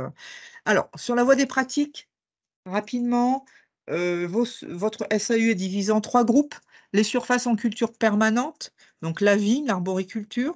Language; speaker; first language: French; native; French